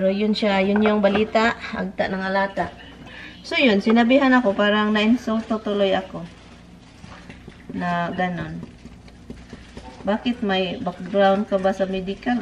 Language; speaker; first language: Filipino; native; Filipino